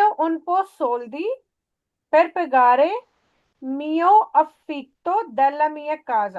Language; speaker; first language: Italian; non-native, learner; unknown